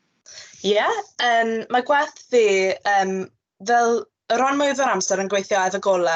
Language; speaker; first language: Welsh; non-native, local second language; English